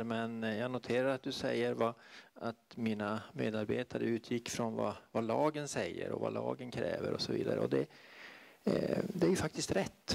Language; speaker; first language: Swedish; native; Swedish